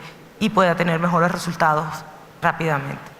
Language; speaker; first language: Spanish; native; Spanish